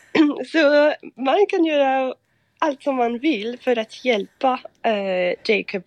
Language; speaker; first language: Swedish; non-native, fluent; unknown